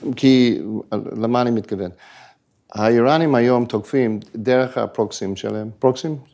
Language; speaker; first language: Hebrew; non-native, fluent; English